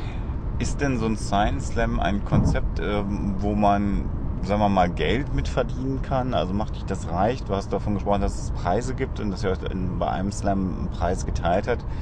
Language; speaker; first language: German; native; German